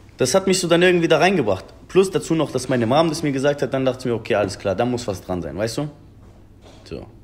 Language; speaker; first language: German; early bilingual, other home language; Persian